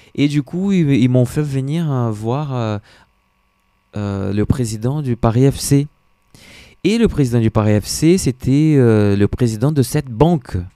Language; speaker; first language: French; non-native, fluent; Portuguese